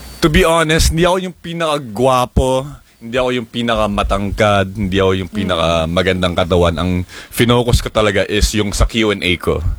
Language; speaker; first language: Filipino; native; Filipino